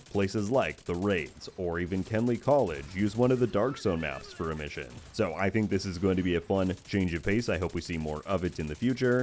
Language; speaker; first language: English; native; English